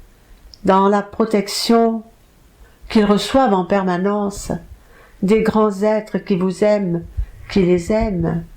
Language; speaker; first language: French; native; French